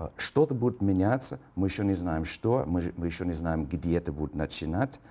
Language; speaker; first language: Russian; non-native, fluent; German